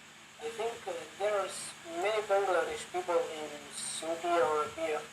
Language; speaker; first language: English; non-native, learner; Turkish